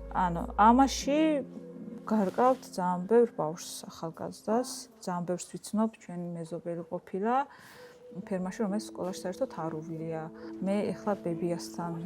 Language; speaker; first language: Georgian; non-native, local second language; Azerbaijani